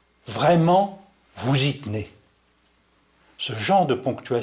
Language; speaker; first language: French; native; French